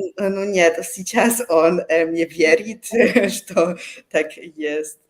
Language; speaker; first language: Russian; non-native, learner; Polish